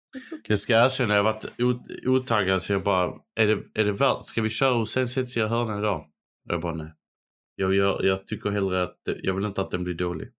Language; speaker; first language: Swedish; non-native, fluent; Arabic